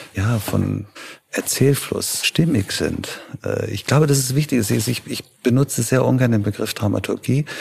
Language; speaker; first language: German; native; German